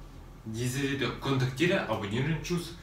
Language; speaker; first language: German; non-native, learner; Russian